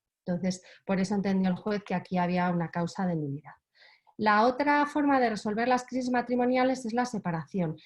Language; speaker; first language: Spanish; native; Spanish